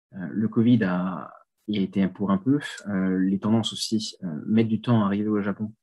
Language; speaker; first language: French; native; French